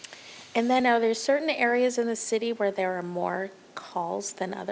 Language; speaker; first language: English; native; English